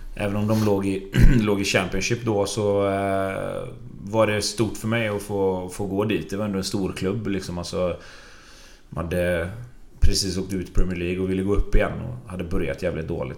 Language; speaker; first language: Swedish; native; Swedish